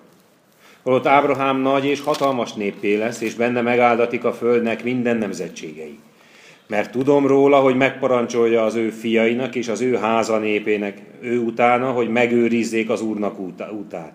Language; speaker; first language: Hungarian; native; Hungarian